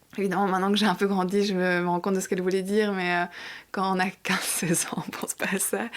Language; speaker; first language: French; native; French